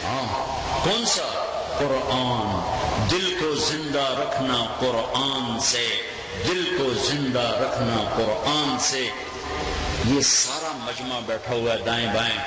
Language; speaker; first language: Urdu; non-native, local second language; Punjabi